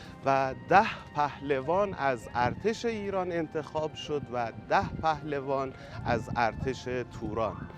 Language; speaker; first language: Persian; native; Persian